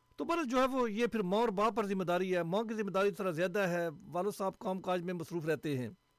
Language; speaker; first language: Urdu; non-native, local second language; Punjabi